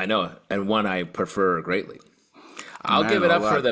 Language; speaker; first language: English; native; English